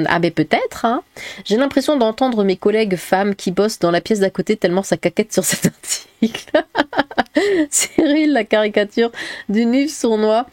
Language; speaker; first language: French; native; French